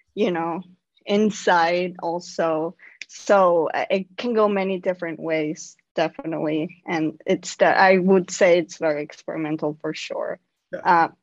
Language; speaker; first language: English; non-native, fluent; Spanish